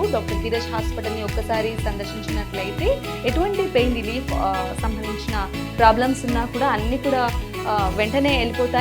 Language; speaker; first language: Telugu; native; Telugu